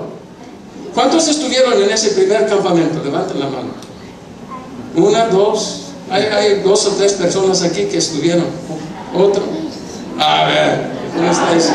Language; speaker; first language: Spanish; non-native, fluent; English